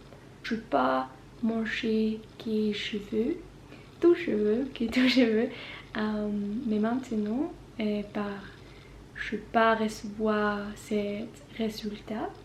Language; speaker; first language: French; non-native, learner; Norwegian